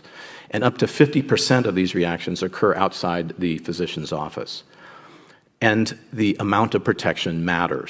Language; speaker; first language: English; native; English